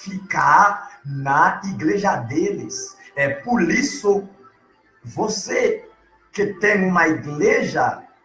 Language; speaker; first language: Portuguese; non-native, learner; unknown